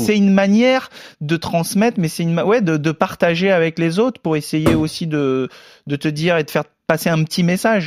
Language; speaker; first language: French; native; French